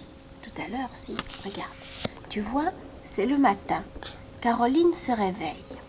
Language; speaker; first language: French; native; French